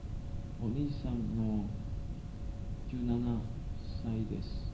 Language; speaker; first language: Japanese; non-native, learner; English